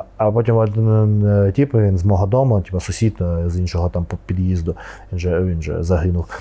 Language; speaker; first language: Ukrainian; non-native, local second language; Russian